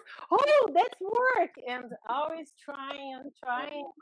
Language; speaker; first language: English; non-native, learner; Portuguese